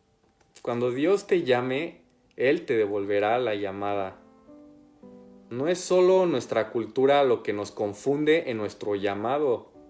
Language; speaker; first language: Spanish; native; Spanish